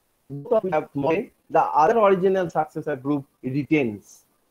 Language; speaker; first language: English; non-native, local second language; Bangla